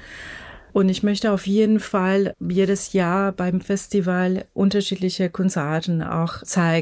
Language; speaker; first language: German; non-native, fluent; Persian